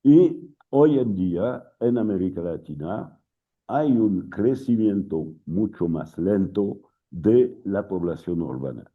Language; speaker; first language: Spanish; non-native, fluent; French